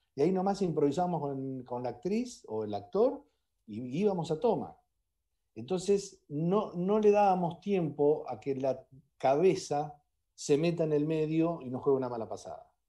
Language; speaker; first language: Spanish; native; Spanish